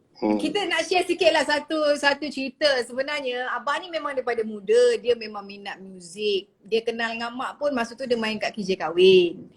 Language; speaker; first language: Malay; native; Malay